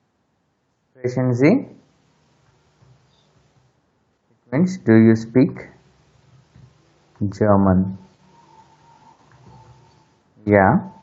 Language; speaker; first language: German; non-native, fluent; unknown